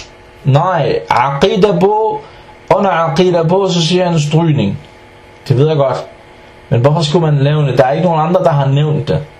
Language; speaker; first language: Danish; non-native, fluent; Arabic